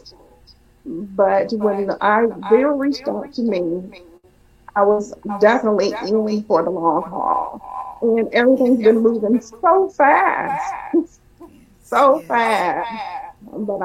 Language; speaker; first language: English; native; English